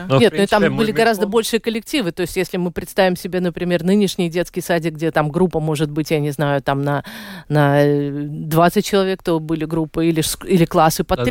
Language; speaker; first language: Russian; native; Russian